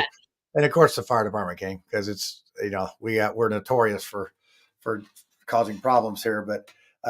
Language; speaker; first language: English; native; English